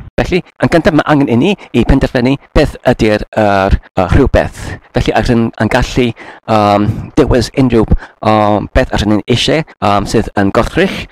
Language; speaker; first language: Welsh; non-native, learner; English